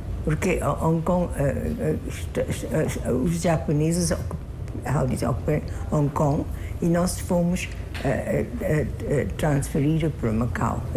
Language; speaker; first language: Portuguese; early bilingual, heritage; Portuguese